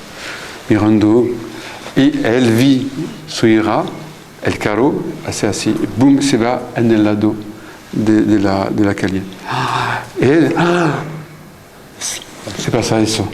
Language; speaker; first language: Spanish; non-native, fluent; French